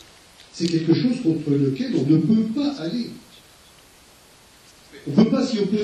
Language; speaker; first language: French; native; French